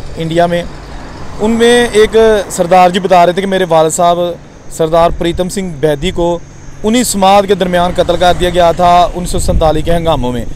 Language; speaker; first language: Urdu; non-native, local second language; Punjabi